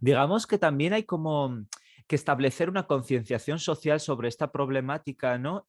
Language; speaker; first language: Spanish; native; Spanish